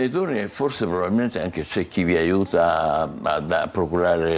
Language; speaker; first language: Italian; native; Italian